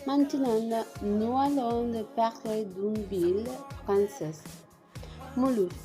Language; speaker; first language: French; non-native, learner; Spanish